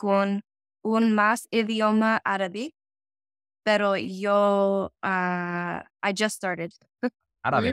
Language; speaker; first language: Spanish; non-native, learner; English